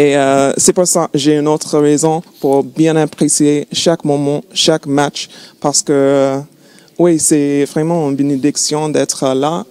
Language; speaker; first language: French; non-native, fluent; English